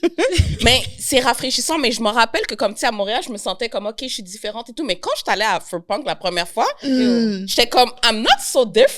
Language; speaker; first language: French; native; French